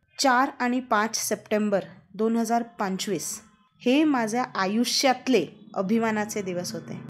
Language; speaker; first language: Marathi; non-native, local second language; Hindi